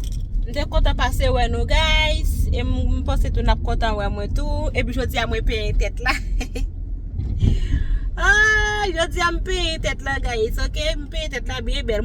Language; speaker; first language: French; non-native, learner; Haitian Creole